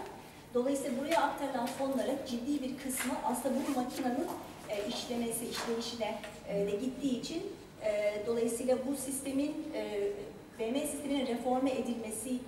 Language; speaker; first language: Turkish; native; Turkish